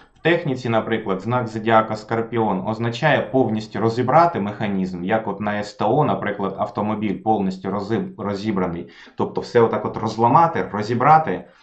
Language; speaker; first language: Ukrainian; non-native, local second language; Russian